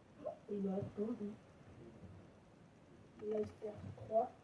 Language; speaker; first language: French; native; French